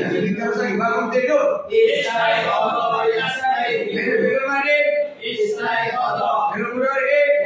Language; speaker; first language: Arabic; non-native, learner; Indonesian